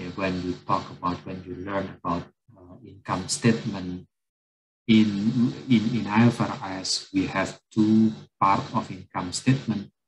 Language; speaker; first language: English; non-native, fluent; Indonesian